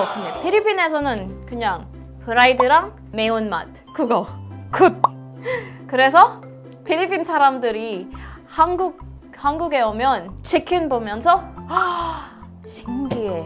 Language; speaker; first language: Korean; non-native, learner; Filipino